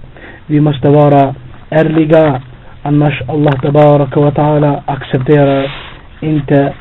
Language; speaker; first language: Swedish; non-native, fluent; Albanian